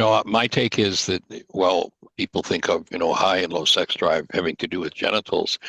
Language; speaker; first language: English; native; English